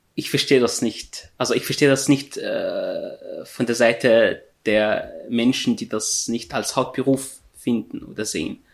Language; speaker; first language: German; non-native, fluent; Arabic